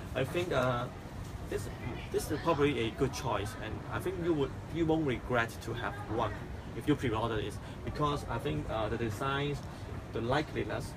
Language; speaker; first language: English; non-native, local second language; Cantonese